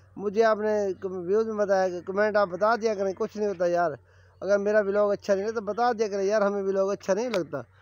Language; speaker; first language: Urdu; non-native, local second language; Saraiki